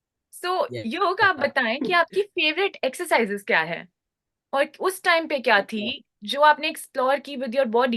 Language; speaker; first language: Hindi; native; Hindi